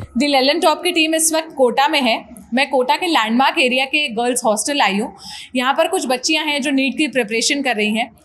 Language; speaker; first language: Hindi; native; Hindi